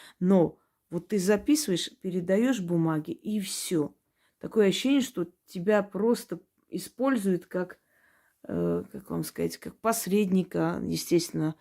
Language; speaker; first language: Russian; native; Russian